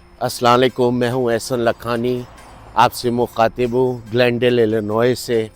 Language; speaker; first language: Urdu; native; Urdu